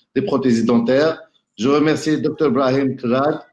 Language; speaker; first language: French; non-native, local second language; Arabic